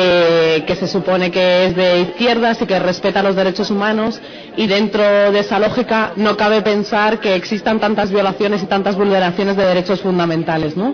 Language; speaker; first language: Spanish; native; Spanish